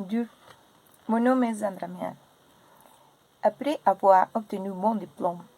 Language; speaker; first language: French; non-native, learner; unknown